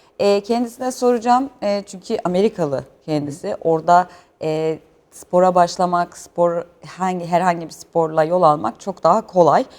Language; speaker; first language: Turkish; native; Turkish